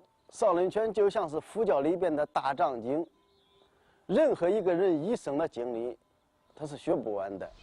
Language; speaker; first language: Chinese; native; Chinese